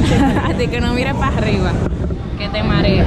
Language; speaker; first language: Spanish; native; Spanish